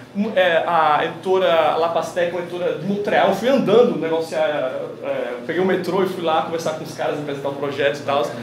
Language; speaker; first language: Portuguese; native; Portuguese